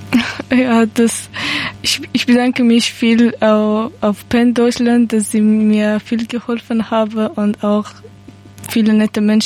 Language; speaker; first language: German; non-native, learner; Persian